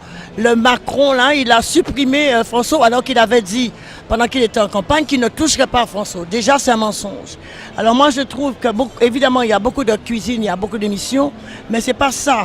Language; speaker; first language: French; native; French